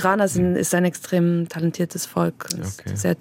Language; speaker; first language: German; native; German